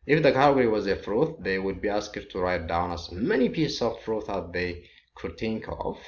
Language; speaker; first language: English; non-native, local second language; Amharic